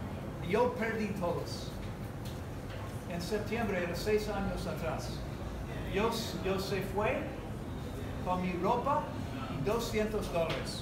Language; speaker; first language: Spanish; non-native, learner; English